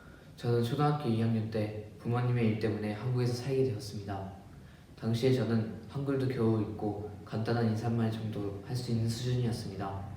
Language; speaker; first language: Korean; early bilingual, other home language; Japanese